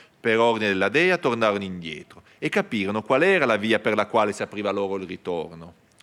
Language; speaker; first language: Italian; native; Italian